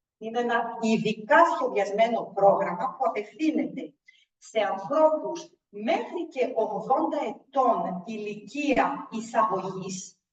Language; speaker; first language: Greek; early bilingual, heritage; Greek